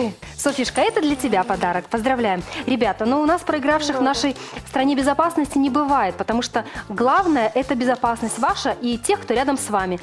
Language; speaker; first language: Russian; native; Russian